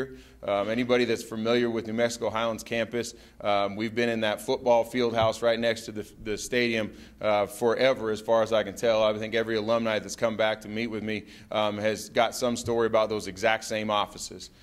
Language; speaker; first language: English; native; English